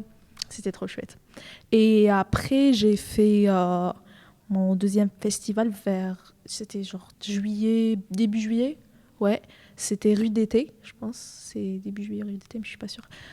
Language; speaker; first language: French; non-native, fluent; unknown